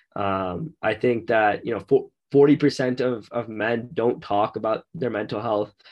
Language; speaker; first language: English; native; English